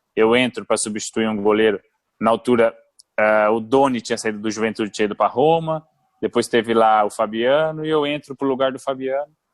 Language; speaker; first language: Portuguese; native; Portuguese